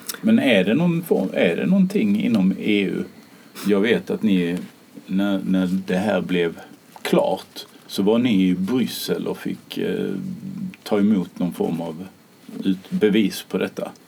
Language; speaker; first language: Swedish; native; Swedish